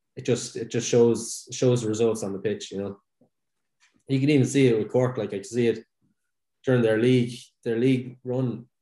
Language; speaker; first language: English; native; English